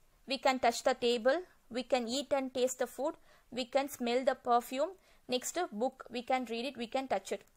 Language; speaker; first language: English; non-native, local second language; Tamil